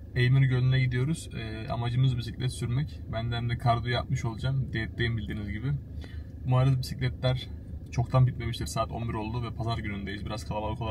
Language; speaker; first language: Turkish; native; Turkish